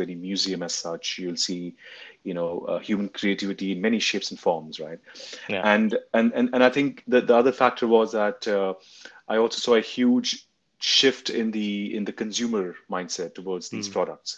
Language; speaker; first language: English; non-native, local second language; Hindi